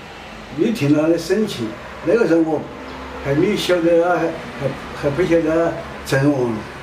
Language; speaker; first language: Chinese; non-native, local second language; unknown